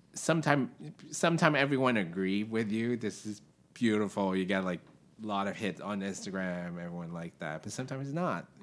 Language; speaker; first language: English; non-native, local second language; Cantonese